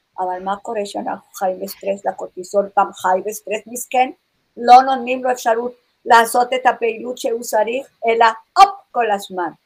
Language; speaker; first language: Hebrew; non-native, fluent; English